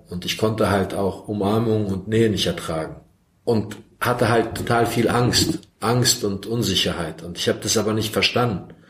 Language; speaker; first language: German; early bilingual, other home language; Croatian